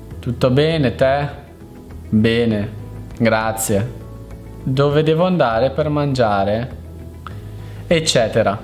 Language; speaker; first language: Italian; native; Italian